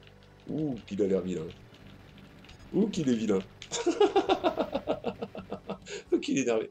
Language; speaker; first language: French; native; French